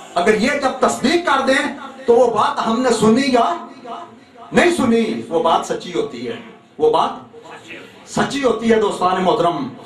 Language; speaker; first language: Urdu; non-native, local second language; Punjabi